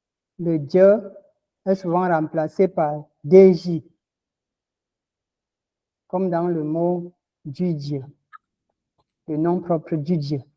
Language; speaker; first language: French; non-native, local second language; Ghomala